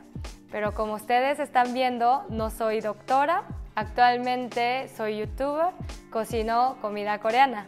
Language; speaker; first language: Spanish; early bilingual, other home language; Korean